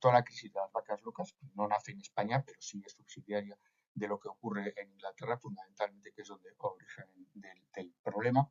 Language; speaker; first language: Spanish; native; Spanish